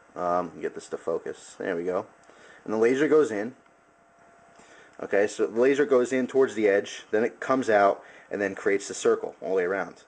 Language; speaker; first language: English; native; English